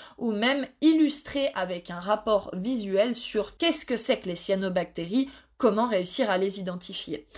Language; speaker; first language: French; native; French